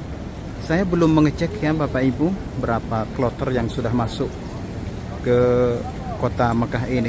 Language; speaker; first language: Indonesian; native; Indonesian